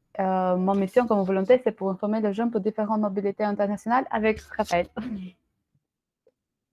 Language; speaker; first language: French; non-native, learner; Albanian